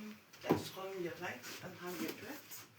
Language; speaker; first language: German; non-native, fluent; French